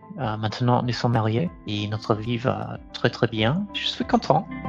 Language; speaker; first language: French; non-native, fluent; English